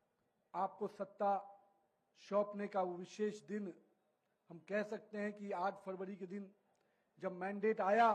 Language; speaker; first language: Hindi; native; Hindi